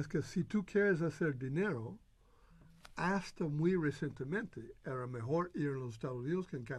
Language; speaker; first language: Spanish; non-native, fluent; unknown